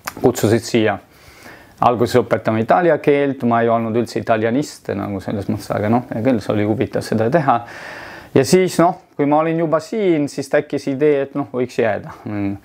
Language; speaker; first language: Estonian; non-native, fluent; Italian